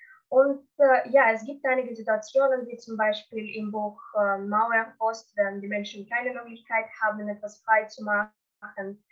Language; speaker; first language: German; non-native, learner; Russian